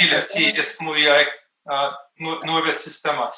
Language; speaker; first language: Spanish; non-native, fluent; English